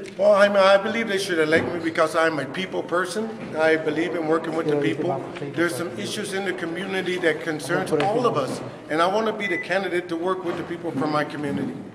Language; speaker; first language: English; native; English